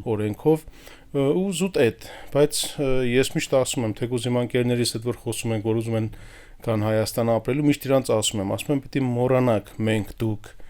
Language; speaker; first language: Armenian; early bilingual, heritage; Armenian